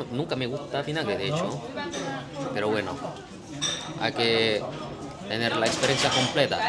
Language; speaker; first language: Spanish; non-native, learner; Indonesian